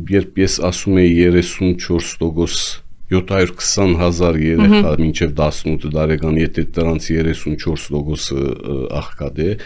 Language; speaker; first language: Armenian; native; Armenian